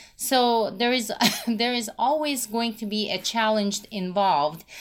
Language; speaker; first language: English; non-native, fluent; Russian